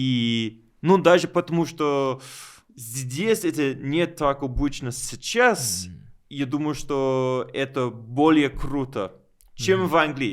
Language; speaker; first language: Russian; non-native, learner; English